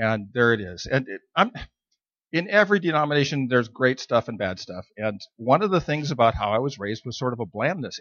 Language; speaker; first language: English; native; English